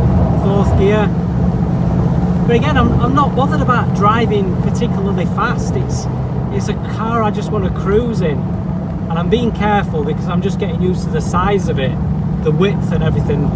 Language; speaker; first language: English; native; English